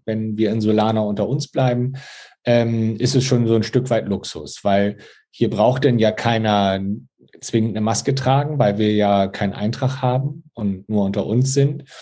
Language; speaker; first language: German; native; German